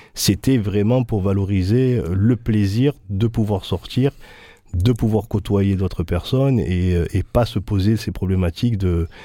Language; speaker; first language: French; native; French